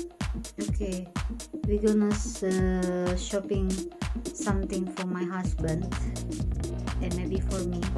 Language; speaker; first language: English; non-native, learner; Indonesian